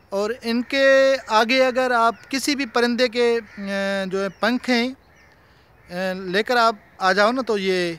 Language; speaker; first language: Urdu; non-native, local second language; Sindhi